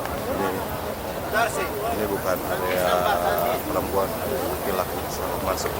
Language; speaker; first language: Indonesian; native; Indonesian